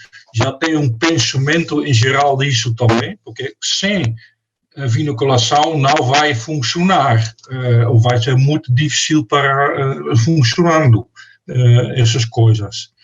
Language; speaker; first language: Portuguese; non-native, fluent; Dutch